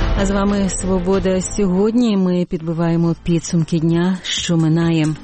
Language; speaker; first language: Ukrainian; native; Ukrainian